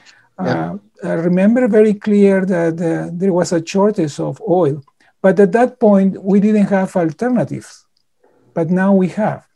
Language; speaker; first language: English; non-native, fluent; Spanish